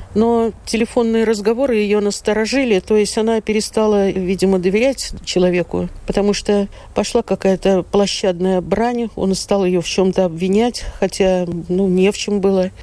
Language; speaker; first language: Russian; native; Russian